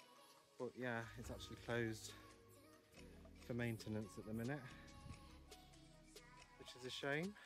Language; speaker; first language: English; native; English